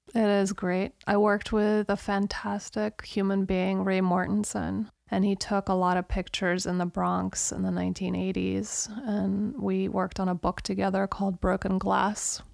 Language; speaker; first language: English; early bilingual, other home language; Romanian